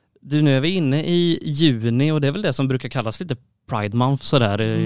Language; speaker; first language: Swedish; native; Swedish